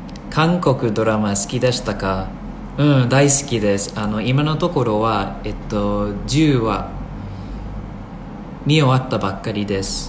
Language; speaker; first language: Japanese; non-native, fluent; English